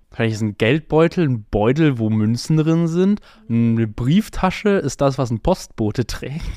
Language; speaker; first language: German; native; German